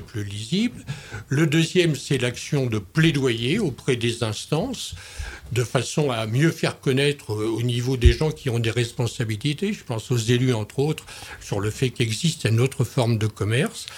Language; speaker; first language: French; native; French